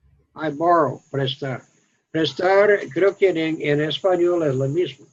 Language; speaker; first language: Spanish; non-native, fluent; English